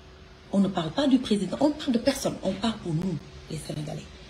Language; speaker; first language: French; non-native, local second language; Wolof